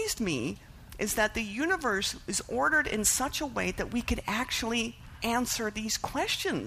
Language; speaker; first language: English; native; English